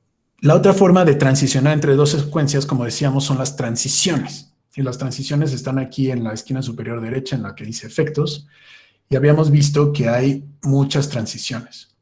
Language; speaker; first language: Spanish; native; Spanish